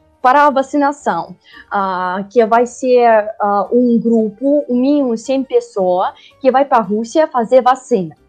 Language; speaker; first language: Portuguese; non-native, learner; Russian